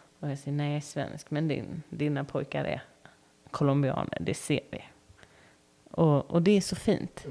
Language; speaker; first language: Swedish; native; Swedish